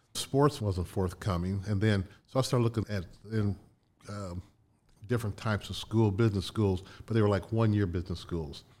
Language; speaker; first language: English; native; English